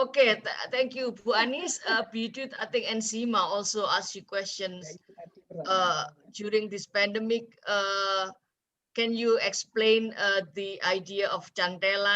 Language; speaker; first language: English; non-native, fluent; Indonesian